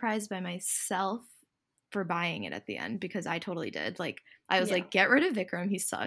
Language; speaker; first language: English; native; English